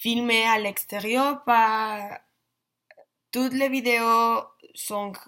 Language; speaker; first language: French; non-native, learner; Spanish